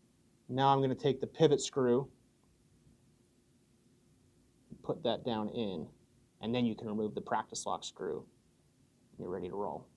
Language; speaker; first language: English; native; English